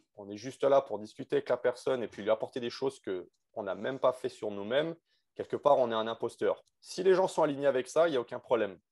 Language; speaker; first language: French; native; French